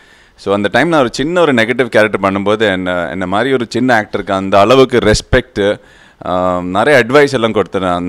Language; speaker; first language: Tamil; non-native, fluent; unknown